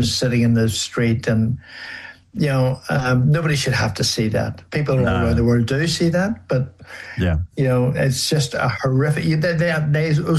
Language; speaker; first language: English; native; English